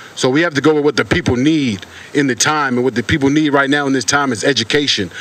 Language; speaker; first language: English; native; English